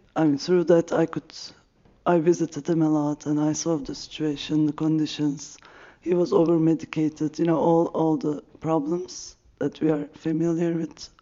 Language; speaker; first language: English; non-native, fluent; Turkish